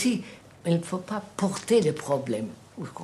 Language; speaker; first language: French; non-native, fluent; Telugu